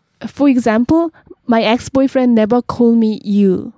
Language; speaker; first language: English; non-native, fluent; Korean